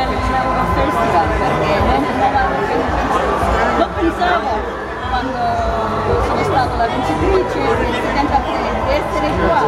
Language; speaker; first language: Italian; non-native, learner; French